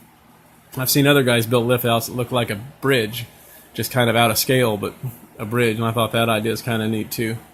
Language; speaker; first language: English; native; English